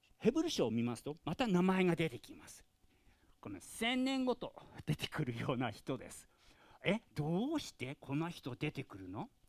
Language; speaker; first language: Japanese; non-native, fluent; English